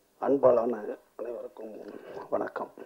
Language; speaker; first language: Tamil; native; Tamil